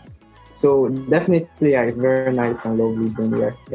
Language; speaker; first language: English; non-native, local second language; Yoruba